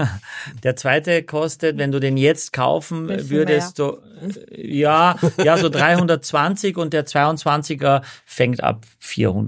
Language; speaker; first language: German; native; German